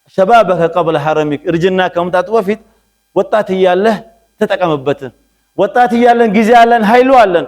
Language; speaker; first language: Amharic; non-native, local second language; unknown